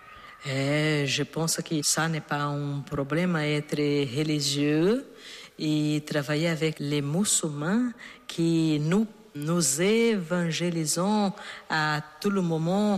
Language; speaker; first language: French; non-native, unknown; Portuguese